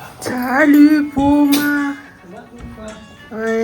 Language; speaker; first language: French; non-native, learner; Thai